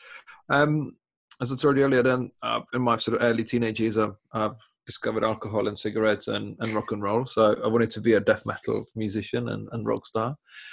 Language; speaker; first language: English; non-native, fluent; Czech